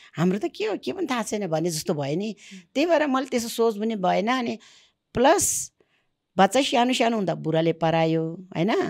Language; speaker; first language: Nepali; non-native, local second language; Sherpa